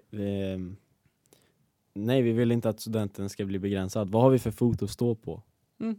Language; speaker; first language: Swedish; native; Swedish